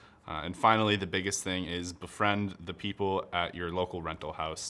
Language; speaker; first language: English; native; English